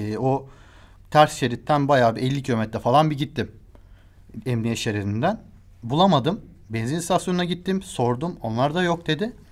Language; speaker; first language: Turkish; native; Turkish